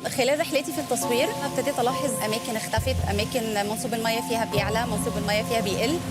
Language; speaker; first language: Arabic; native; Arabic